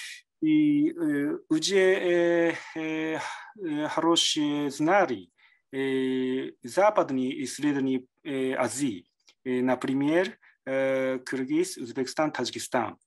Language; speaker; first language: Russian; non-native, learner; Japanese